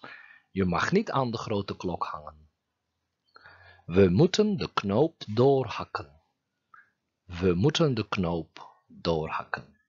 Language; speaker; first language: Dutch; non-native, fluent; Turkish